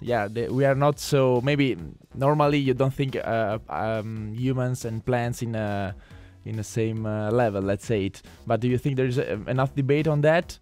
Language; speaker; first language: English; non-native, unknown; Italian